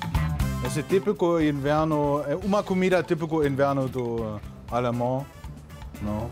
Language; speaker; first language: Portuguese; non-native, learner; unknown